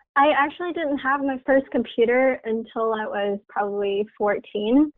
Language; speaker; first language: English; non-native, fluent; Chinese